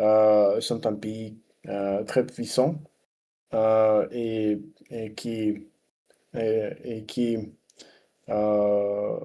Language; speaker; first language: French; non-native, learner; Russian